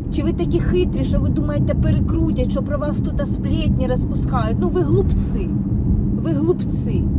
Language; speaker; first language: Ukrainian; non-native, local second language; Russian